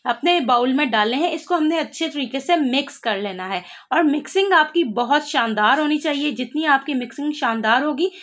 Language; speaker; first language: Urdu; native; Urdu